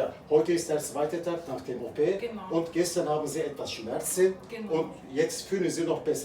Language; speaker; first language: German; non-native, learner; Turkish